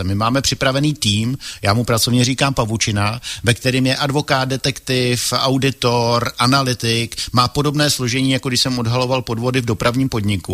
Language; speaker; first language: Czech; native; Czech